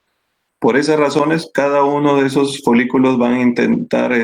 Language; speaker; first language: Spanish; native; Spanish